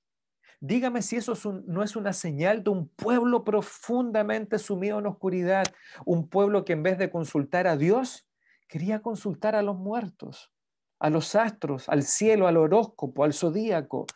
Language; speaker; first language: Spanish; native; Spanish